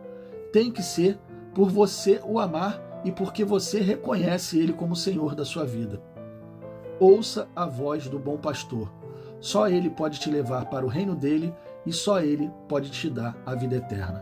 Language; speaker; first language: Portuguese; native; Portuguese